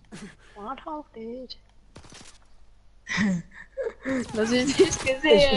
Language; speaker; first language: German; non-native, local second language; Luxembourgish